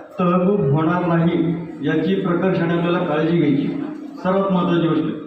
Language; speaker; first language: Marathi; native; Marathi